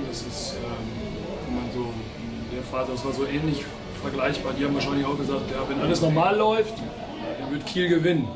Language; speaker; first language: German; native; German